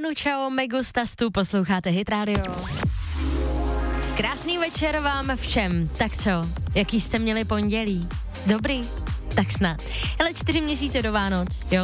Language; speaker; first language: Czech; native; Czech